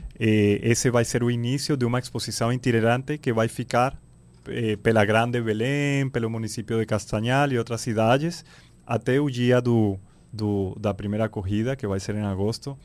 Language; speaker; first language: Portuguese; non-native, fluent; Spanish